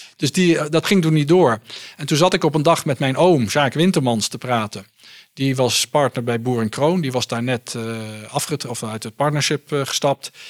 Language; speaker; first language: Dutch; early bilingual, heritage; Dutch